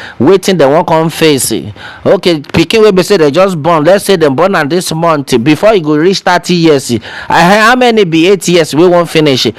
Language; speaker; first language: Nigerian Pidgin; non-native, local second language; Yoruba